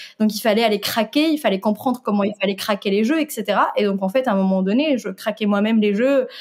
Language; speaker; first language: French; non-native, local second language; Arabic